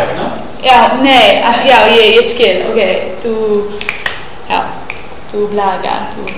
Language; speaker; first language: Icelandic; non-native, learner; English